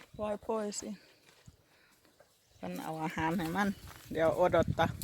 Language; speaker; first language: Finnish; non-native, learner; Thai